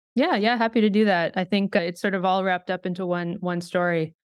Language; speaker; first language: English; native; English